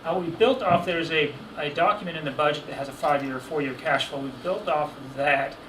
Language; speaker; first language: English; native; English